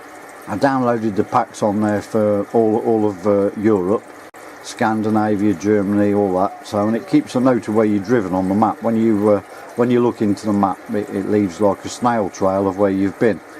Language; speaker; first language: English; native; English